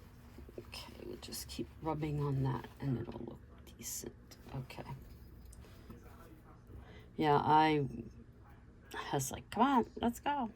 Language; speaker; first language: English; native; English